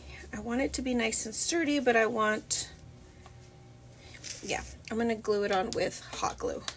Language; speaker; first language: English; native; English